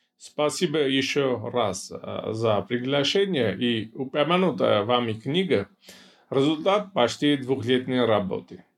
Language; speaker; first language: Russian; non-native, local second language; Armenian